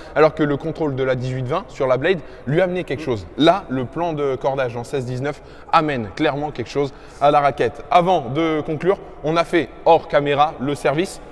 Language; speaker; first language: French; native; French